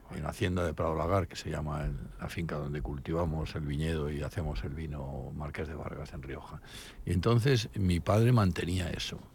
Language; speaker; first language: Spanish; native; Spanish